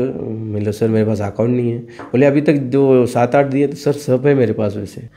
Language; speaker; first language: Hindi; non-native, local second language; Marathi